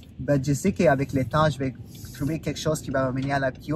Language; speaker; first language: French; non-native, fluent; Spanish